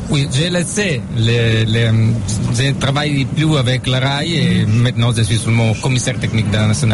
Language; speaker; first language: French; non-native, fluent; Italian